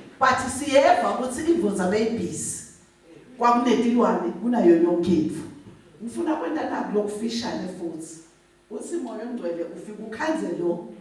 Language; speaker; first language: Zulu; non-native, local second language; Swati